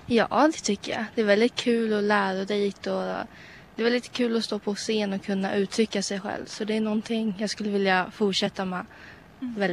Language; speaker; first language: Swedish; native; Swedish